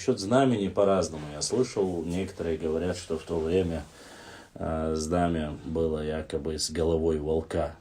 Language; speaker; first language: Russian; non-native, local second language; Chechen